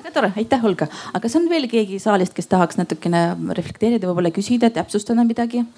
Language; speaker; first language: Estonian; non-native, local second language; Russian